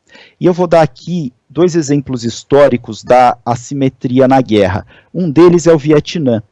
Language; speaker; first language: Portuguese; native; Portuguese